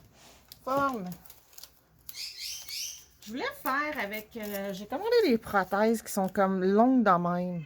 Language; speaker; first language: French; native; French